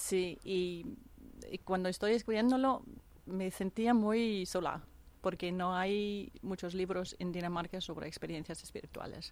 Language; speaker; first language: Spanish; non-native, fluent; Danish